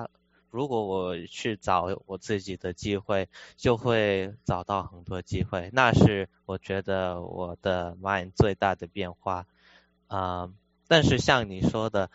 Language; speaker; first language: Chinese; early bilingual, heritage; Chinese